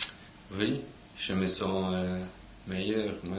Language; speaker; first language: French; non-native, local second language; German